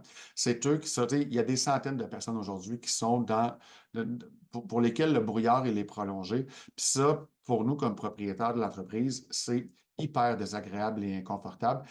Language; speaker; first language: French; native; French